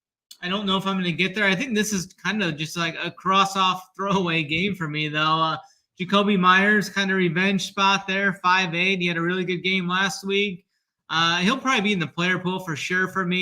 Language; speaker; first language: English; native; English